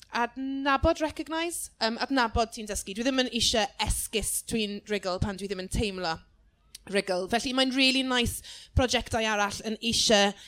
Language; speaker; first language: Welsh; non-native, learner; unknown